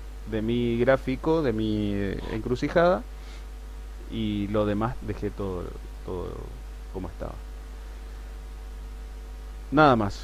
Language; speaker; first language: Spanish; native; Spanish